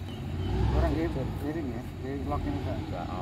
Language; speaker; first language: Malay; non-native, local second language; Javanese